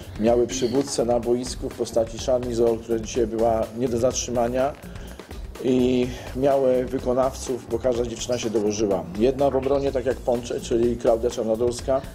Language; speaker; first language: Polish; native; Polish